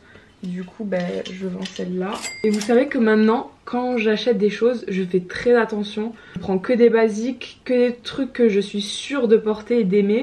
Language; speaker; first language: French; native; French